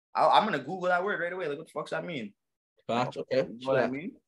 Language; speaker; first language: English; native; English